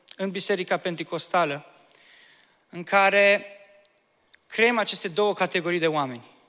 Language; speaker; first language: Romanian; native; Romanian